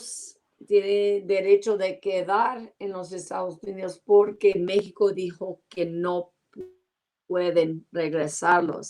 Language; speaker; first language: Spanish; non-native, learner; English